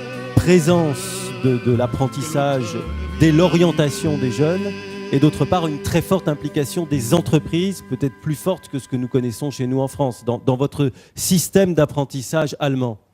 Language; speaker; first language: French; native; French